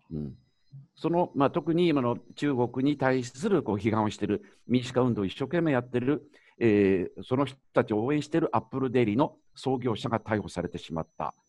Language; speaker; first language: Japanese; native; Japanese